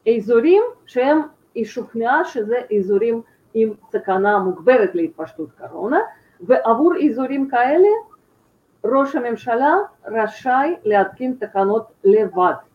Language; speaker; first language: Hebrew; non-native, fluent; Russian